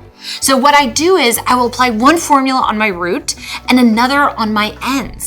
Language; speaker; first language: English; native; English